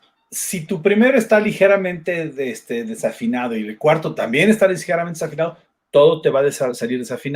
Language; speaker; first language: Spanish; native; Spanish